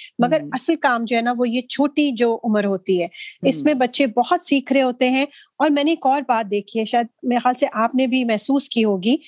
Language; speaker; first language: Urdu; native; Urdu